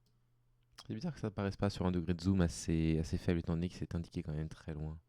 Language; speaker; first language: French; native; French